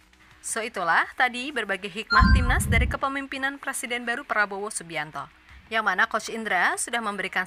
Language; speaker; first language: Indonesian; native; Indonesian